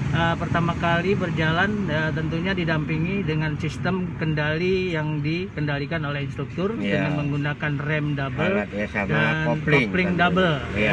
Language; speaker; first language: Indonesian; native; Indonesian